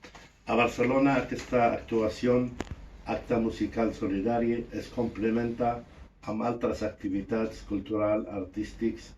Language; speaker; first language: Catalan; non-native, fluent; Arabic